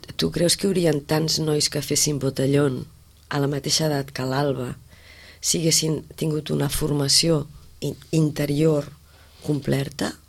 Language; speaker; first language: Catalan; native; Catalan